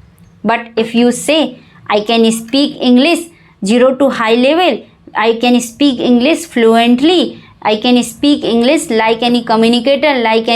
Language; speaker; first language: English; non-native, learner; Hindi